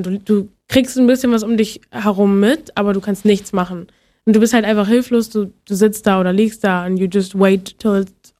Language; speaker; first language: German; native; German